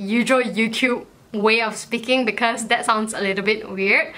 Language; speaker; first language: English; native; English